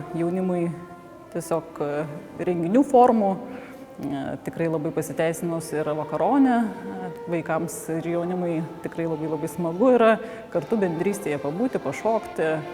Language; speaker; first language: Lithuanian; native; Lithuanian